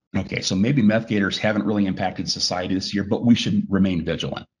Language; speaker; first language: English; native; English